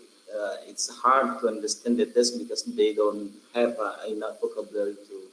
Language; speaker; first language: English; non-native, fluent; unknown